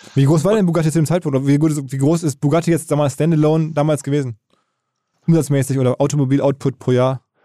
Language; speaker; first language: German; native; German